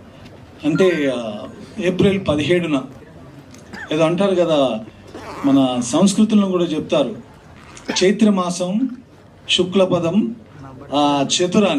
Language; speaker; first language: Telugu; native; Telugu